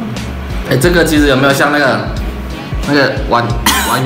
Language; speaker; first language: Chinese; native; Chinese